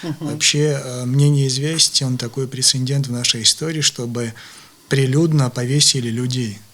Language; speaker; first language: Russian; non-native, local second language; Abkhazian